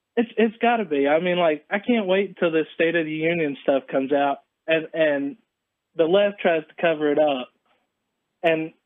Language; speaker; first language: English; native; English